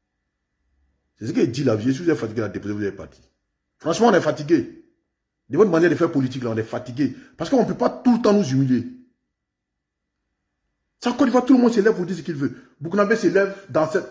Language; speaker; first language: French; native; French